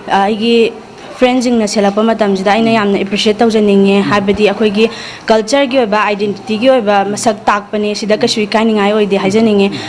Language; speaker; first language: Manipuri; native; Manipuri